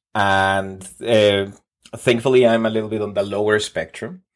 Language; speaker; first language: English; non-native, fluent; Spanish